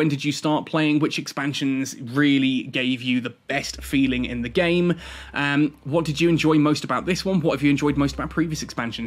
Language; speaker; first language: English; native; English